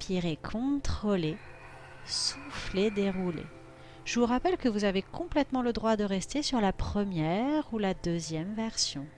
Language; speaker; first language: French; native; French